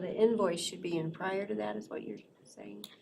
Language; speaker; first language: English; native; English